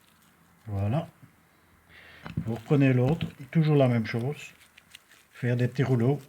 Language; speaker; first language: French; native; French